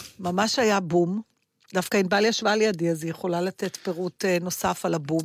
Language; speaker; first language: Hebrew; native; Hebrew